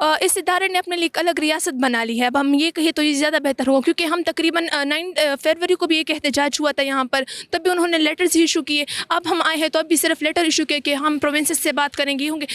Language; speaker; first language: Urdu; non-native, local second language; Pashto